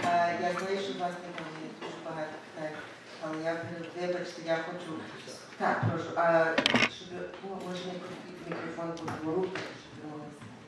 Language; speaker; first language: Ukrainian; early bilingual, heritage; Ukrainian